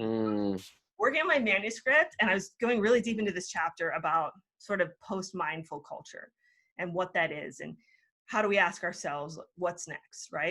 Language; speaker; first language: English; native; English